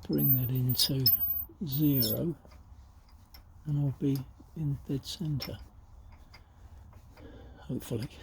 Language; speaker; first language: English; native; English